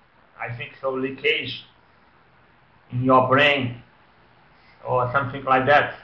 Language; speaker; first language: English; non-native, learner; Portuguese